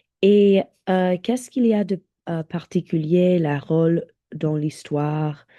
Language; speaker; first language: French; non-native, learner; English